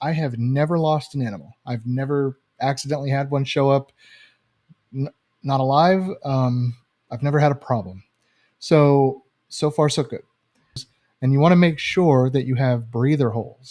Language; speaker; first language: English; native; English